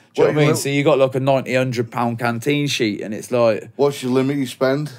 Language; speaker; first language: English; native; English